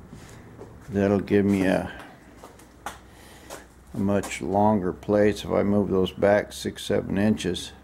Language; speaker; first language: English; native; English